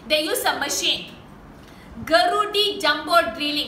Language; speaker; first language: English; non-native, local second language; Tamil